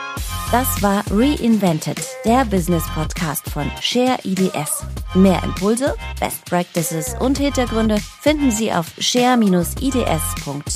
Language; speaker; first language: German; native; German